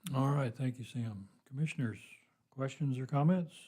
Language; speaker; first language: English; native; English